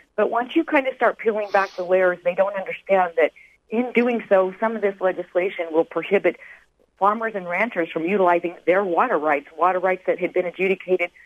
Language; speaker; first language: English; native; English